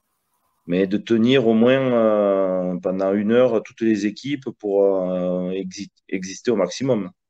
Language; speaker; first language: French; early bilingual, other home language; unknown